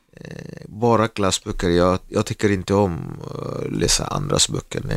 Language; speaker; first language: Swedish; non-native, learner; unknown